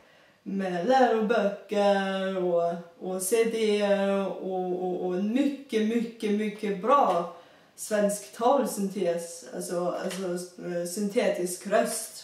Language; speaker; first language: Swedish; non-native, fluent; Bulgarian